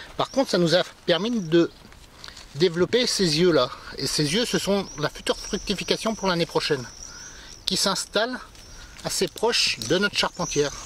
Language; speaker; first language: French; native; French